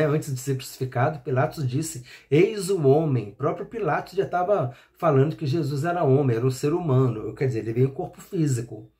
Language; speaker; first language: Portuguese; native; Portuguese